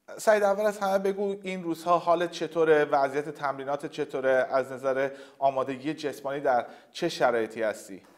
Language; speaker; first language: Persian; native; Persian